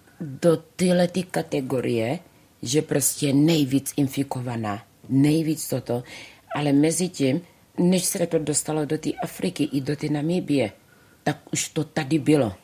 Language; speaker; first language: Czech; early bilingual, other home language; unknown